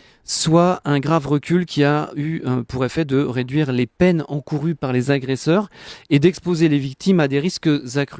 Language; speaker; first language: French; native; French